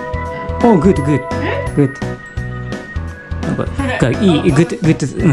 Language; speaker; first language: English; non-native, learner; Japanese